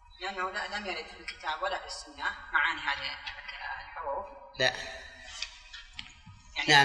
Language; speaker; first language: Arabic; native; Arabic